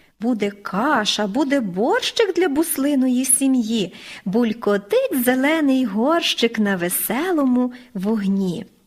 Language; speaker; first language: Ukrainian; native; Ukrainian